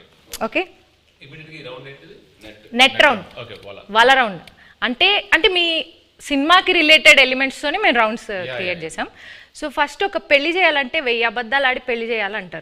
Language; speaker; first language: Telugu; native; Telugu